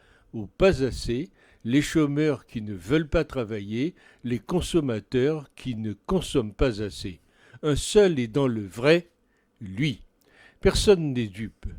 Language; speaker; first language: French; native; French